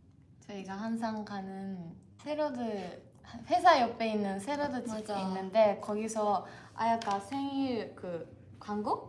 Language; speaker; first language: Korean; non-native, fluent; Japanese